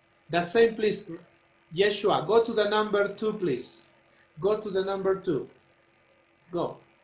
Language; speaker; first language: English; non-native, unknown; Spanish